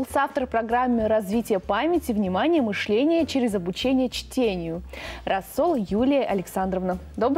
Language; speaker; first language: Russian; native; Russian